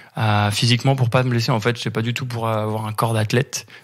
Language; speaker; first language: French; native; French